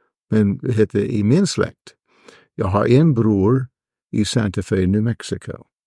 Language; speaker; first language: Swedish; non-native, fluent; English